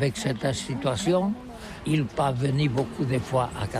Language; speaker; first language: French; non-native, learner; Catalan